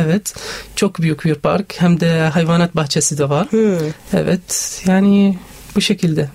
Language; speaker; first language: Turkish; non-native, learner; Arabic